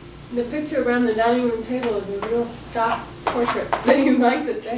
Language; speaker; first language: English; native; English